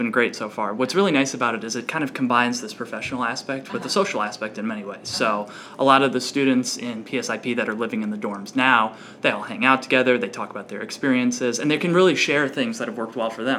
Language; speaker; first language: English; native; English